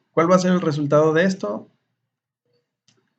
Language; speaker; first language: Spanish; native; Spanish